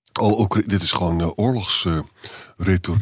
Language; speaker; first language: Dutch; native; Dutch